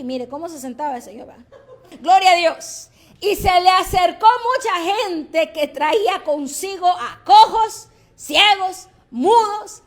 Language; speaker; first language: Spanish; native; Spanish